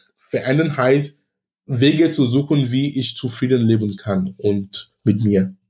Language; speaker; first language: German; non-native, fluent; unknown